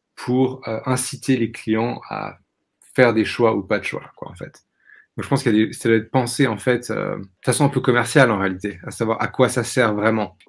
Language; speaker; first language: French; native; French